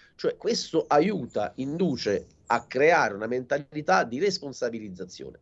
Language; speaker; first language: Italian; native; Italian